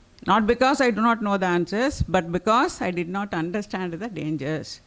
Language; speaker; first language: English; non-native, local second language; Tamil